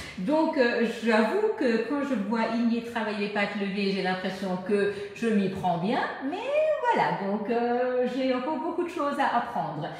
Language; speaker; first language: French; native; French